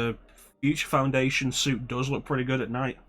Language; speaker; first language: English; native; English